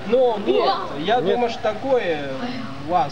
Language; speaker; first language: Russian; non-native, learner; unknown